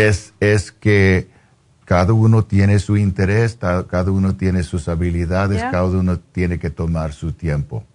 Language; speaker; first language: Spanish; non-native, fluent; English